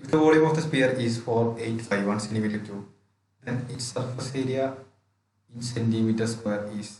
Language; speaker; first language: English; non-native, local second language; Malayalam